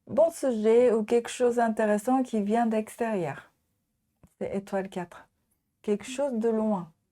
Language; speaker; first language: French; non-native, learner; Japanese